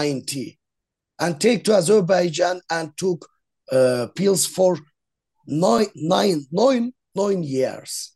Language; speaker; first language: English; non-native, learner; Azerbaijani